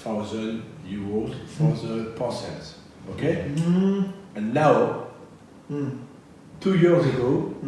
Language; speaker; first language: English; non-native, learner; French